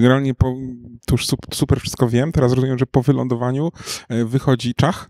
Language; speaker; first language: Polish; native; Polish